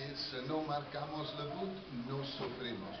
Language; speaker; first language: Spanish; non-native, fluent; English